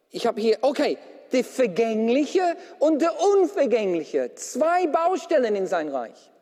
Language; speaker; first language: German; non-native, fluent; English